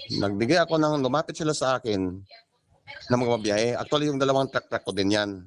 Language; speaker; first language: Filipino; native; Filipino